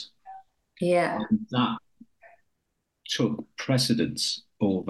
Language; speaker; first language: English; native; English